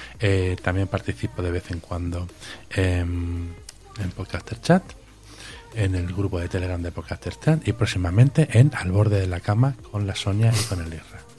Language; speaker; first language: Spanish; native; Spanish